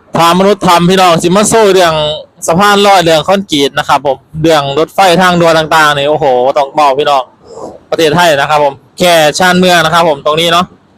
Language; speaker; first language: Thai; native; Thai